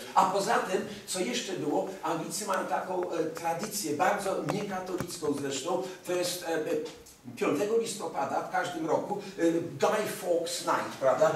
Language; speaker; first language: Polish; early bilingual, heritage; Polish